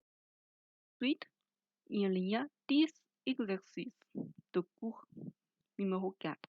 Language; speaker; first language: French; non-native, fluent; Chinese